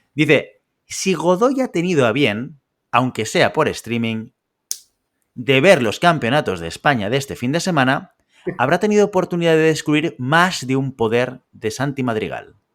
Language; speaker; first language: Spanish; native; Spanish